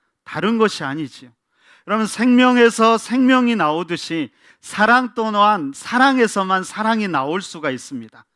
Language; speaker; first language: Korean; native; Korean